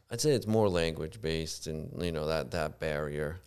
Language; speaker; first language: English; early bilingual, other home language; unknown